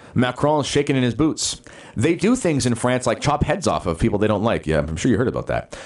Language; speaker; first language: English; native; English